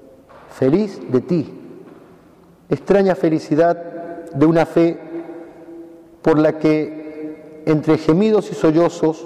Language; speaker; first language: Spanish; native; Spanish